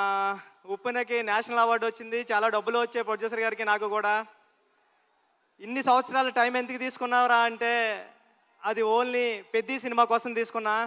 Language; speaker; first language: Telugu; native; Telugu